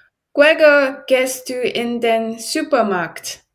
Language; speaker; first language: German; non-native, learner; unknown